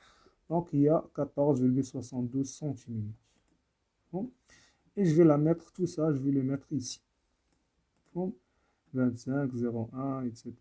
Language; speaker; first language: French; non-native, local second language; Arabic